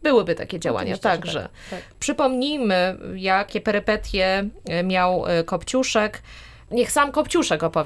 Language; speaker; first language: Polish; native; Polish